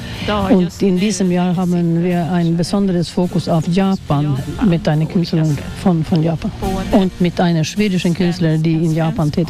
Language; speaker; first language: German; non-native, fluent; Swedish